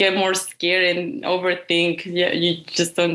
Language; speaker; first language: English; non-native, fluent; Spanish